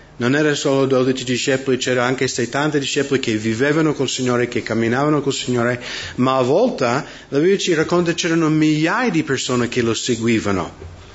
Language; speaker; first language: Italian; non-native, fluent; English